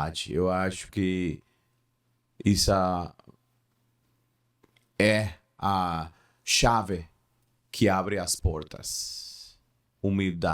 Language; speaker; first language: Portuguese; non-native, learner; Spanish